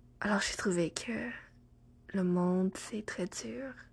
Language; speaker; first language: French; non-native, learner; English